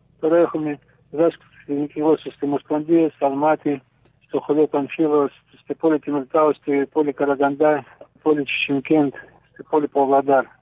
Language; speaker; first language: Greek; early bilingual, heritage; Greek